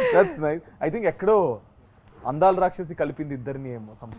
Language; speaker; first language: Telugu; native; Telugu